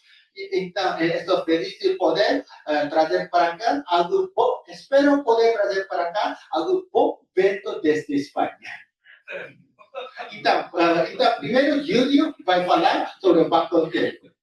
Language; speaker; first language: Portuguese; non-native, fluent; Japanese